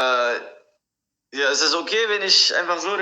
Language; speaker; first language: German; non-native, fluent; Tigrinya